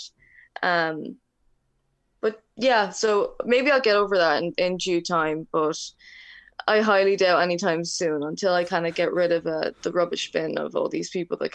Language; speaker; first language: English; native; English